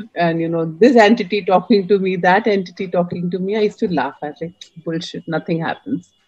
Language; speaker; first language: English; non-native, local second language; Hindi